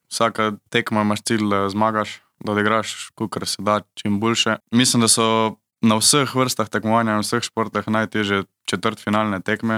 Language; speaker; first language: Slovenian; native; Slovenian